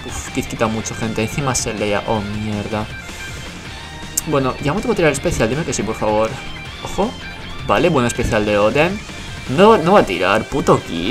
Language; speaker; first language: Spanish; native; Spanish